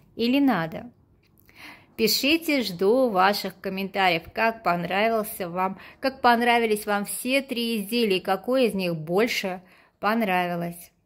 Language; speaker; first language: Russian; non-native, local second language; Armenian